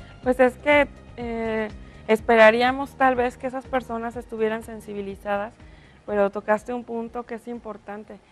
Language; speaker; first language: Spanish; native; Spanish